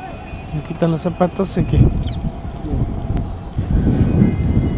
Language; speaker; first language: Spanish; native; Spanish